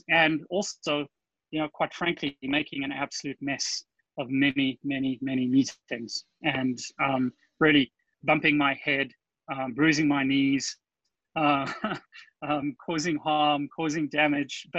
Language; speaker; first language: English; native; English